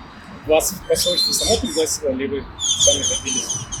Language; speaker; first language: Russian; native; Russian